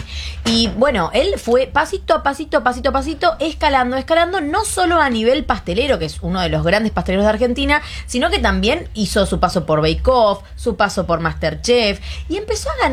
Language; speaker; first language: Spanish; native; Spanish